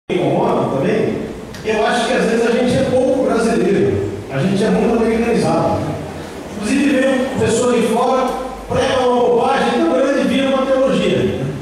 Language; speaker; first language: Portuguese; native; Portuguese